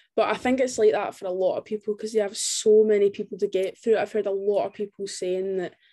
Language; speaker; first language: English; native; English